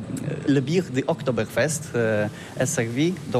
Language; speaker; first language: French; non-native, learner; Polish